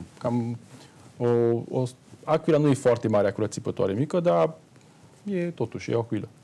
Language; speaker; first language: Romanian; non-native, local second language; Hungarian